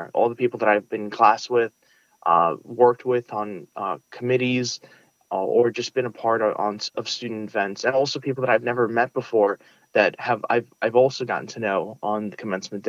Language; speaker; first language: English; early bilingual, other home language; Russian